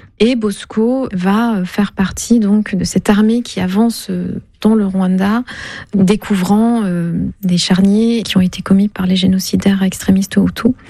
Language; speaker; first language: French; non-native, local second language; Kinyarwanda